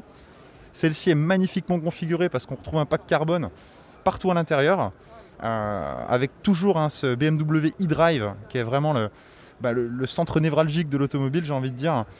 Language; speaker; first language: French; native; French